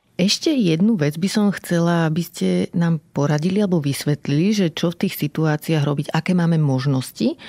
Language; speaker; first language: Slovak; native; Slovak